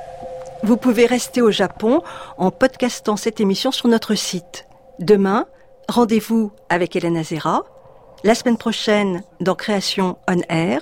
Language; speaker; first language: French; native; French